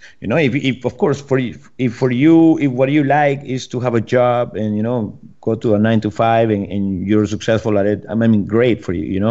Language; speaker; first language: English; non-native, fluent; Spanish